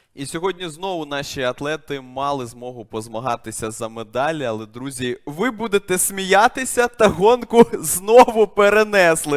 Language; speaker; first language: Ukrainian; native; Ukrainian